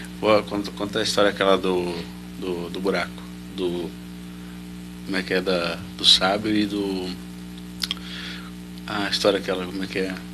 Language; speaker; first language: Portuguese; native; Portuguese